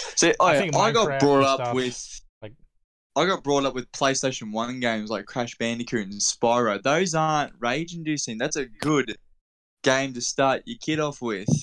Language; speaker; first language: English; native; English